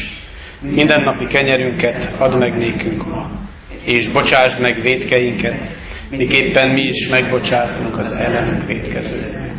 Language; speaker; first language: Hungarian; native; Hungarian